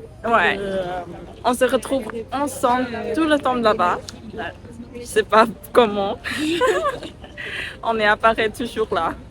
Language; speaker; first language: French; non-native, learner; Thai